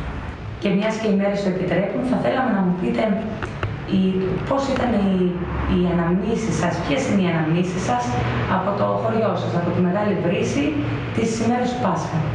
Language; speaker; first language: Greek; native; Greek